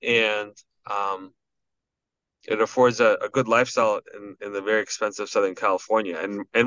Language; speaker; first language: English; native; English